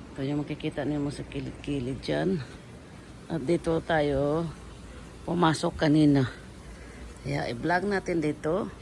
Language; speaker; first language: Filipino; non-native, local second language; Cebuano